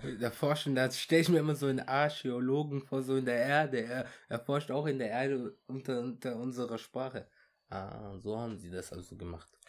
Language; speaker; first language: German; early bilingual, other home language; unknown